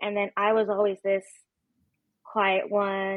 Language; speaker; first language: English; native; English